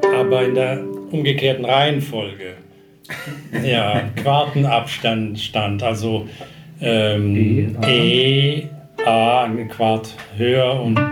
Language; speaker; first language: German; non-native, fluent; English